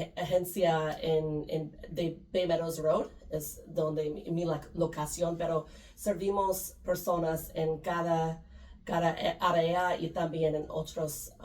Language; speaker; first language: Spanish; non-native, learner; English